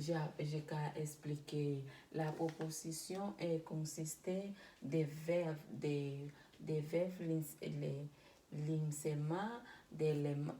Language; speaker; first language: French; non-native, learner; Spanish